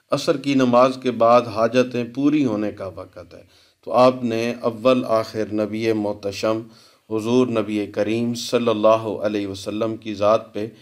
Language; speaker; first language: Urdu; native; Urdu